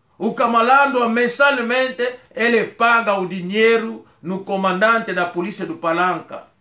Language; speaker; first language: Portuguese; non-native, local second language; Kongo